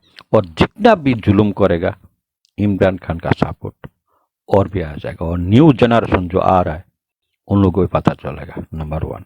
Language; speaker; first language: Hindi; non-native, learner; Bangla